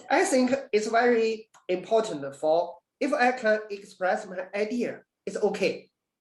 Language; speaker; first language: English; non-native, learner; Chinese